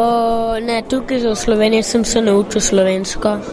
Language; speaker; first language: Slovenian; early bilingual, heritage; English